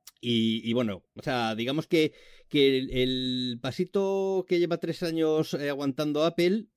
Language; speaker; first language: Spanish; native; Spanish